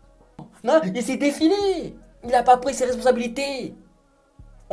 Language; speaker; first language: French; native; French